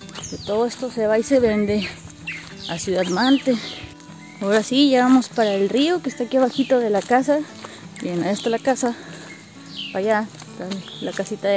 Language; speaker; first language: Spanish; native; Spanish